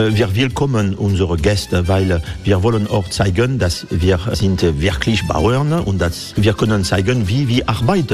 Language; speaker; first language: German; non-native, fluent; French